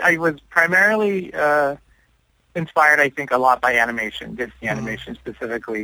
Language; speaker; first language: English; native; English